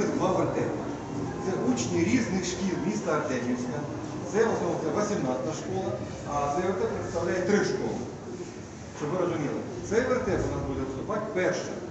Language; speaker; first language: Ukrainian; non-native, local second language; Russian